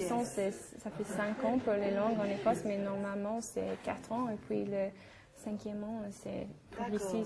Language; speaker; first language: French; non-native, fluent; English